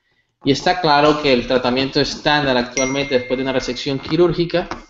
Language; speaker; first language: Spanish; native; Spanish